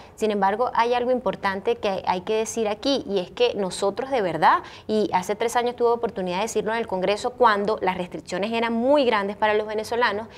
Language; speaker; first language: Spanish; native; Spanish